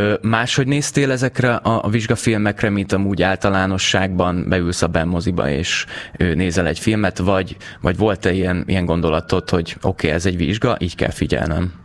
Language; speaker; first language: Hungarian; native; Hungarian